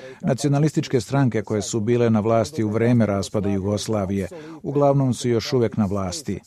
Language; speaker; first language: Bosnian; native; Bosnian